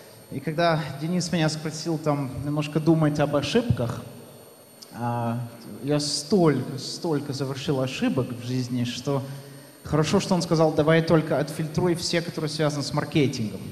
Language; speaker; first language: Russian; non-native, fluent; Dutch